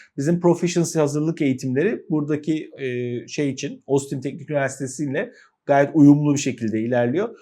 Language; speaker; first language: Turkish; native; Turkish